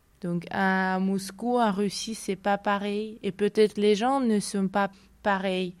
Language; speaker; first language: French; non-native, learner; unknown